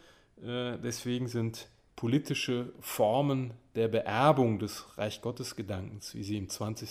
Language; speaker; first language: German; native; German